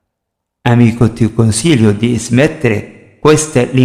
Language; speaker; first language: Italian; non-native, fluent; Somali